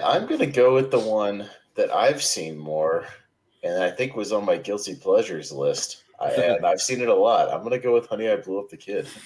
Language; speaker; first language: English; native; English